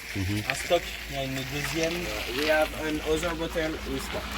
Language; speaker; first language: English; non-native, learner; French